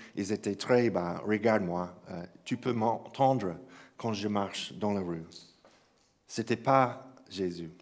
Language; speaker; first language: French; non-native, fluent; English